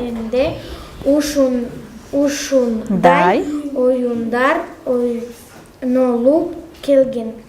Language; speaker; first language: Kyrgyz; non-native, local second language; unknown